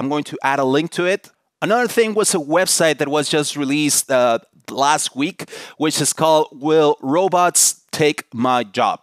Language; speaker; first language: English; non-native, fluent; Spanish